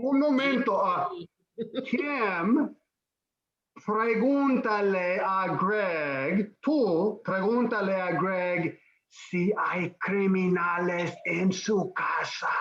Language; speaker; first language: Spanish; non-native, fluent; English